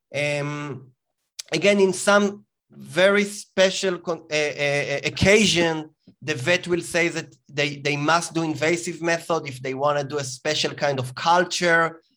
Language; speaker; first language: English; non-native, fluent; Hebrew